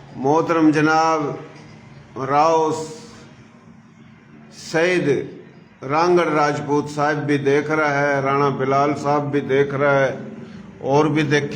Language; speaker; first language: Hindi; non-native, local second language; Marwari